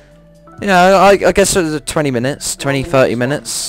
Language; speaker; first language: English; native; English